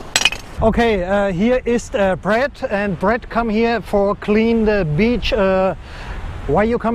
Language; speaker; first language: English; non-native, learner; German